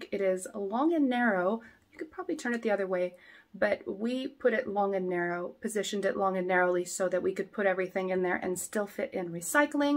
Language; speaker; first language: English; native; English